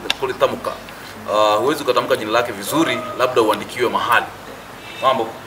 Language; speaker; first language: Swahili; non-native, local second language; Kikuyu